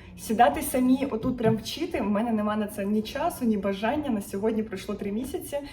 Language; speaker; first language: Ukrainian; non-native, local second language; Russian